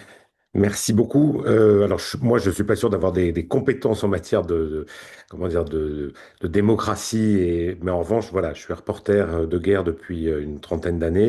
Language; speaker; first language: French; native; French